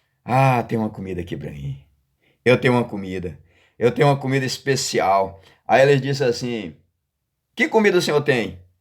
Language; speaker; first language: Portuguese; native; Portuguese